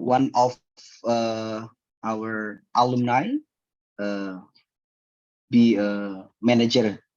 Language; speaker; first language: English; non-native, learner; Indonesian